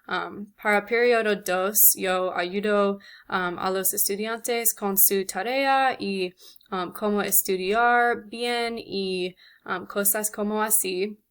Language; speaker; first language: Spanish; non-native, learner; English